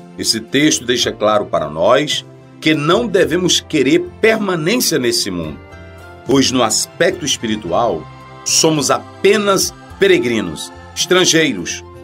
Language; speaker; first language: Portuguese; native; Portuguese